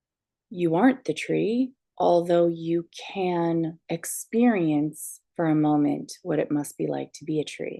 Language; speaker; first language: English; native; English